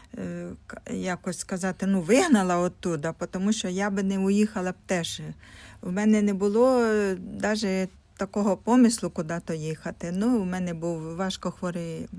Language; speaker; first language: Ukrainian; non-native, local second language; Russian